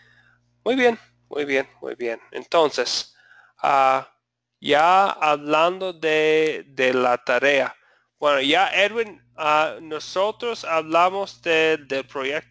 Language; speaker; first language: Spanish; non-native, fluent; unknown